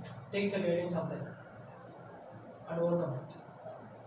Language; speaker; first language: English; non-native, local second language; Telugu